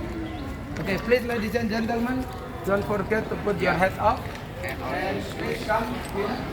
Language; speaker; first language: English; non-native, learner; Indonesian